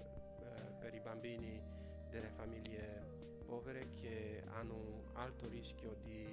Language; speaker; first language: Italian; non-native, fluent; Romanian